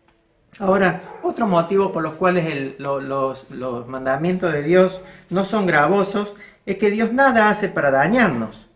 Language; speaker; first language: Spanish; native; Spanish